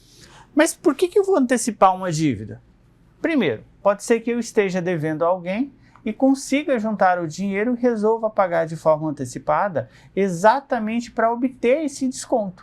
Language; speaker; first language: Portuguese; native; Portuguese